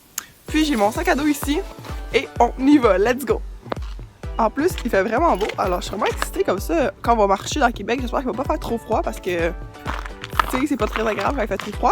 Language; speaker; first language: French; native; French